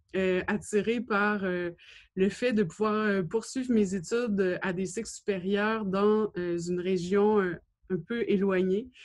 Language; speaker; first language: French; native; French